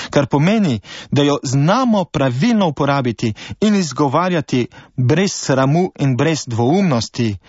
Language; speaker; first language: Slovenian; native; Slovenian